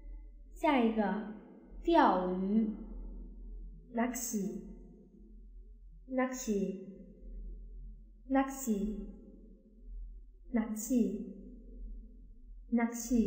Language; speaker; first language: Korean; non-native, fluent; Chinese